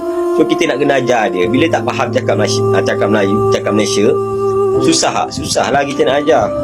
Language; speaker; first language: Malay; native; Malay